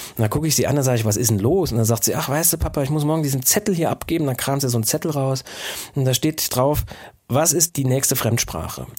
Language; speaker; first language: German; native; German